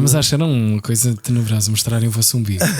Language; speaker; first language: Portuguese; native; Portuguese